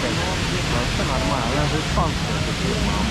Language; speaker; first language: Russian; native; Russian